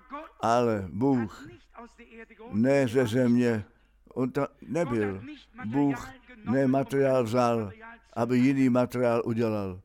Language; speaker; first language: Czech; non-native, fluent; German